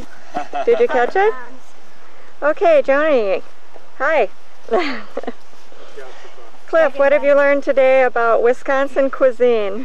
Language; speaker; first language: English; native; English